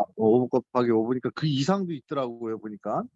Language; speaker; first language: Korean; native; Korean